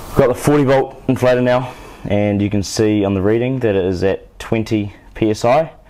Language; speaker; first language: English; native; English